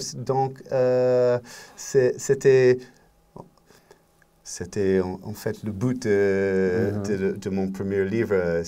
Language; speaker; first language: French; non-native, learner; English